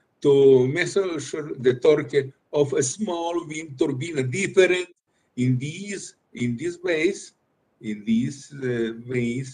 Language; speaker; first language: English; non-native, learner; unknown